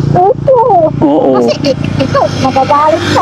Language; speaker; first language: Filipino; non-native, local second language; Iloko